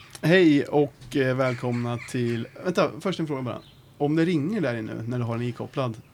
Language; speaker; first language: Swedish; native; Swedish